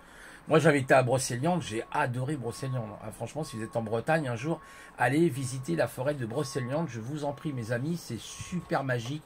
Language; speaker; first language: French; native; French